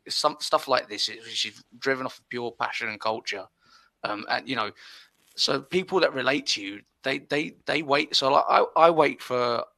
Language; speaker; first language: English; early bilingual, other home language; Spanish